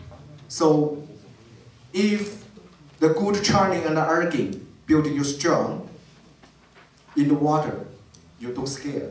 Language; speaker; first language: English; non-native, learner; Chinese